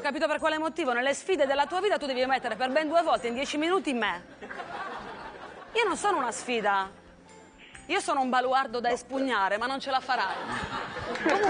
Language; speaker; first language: Italian; native; Italian